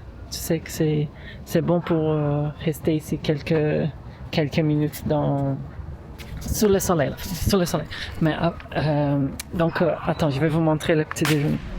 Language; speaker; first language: French; non-native, fluent; Portuguese